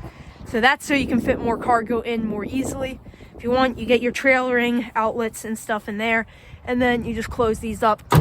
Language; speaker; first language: English; native; English